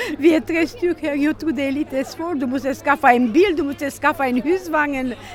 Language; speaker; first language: Swedish; non-native, fluent; Romanian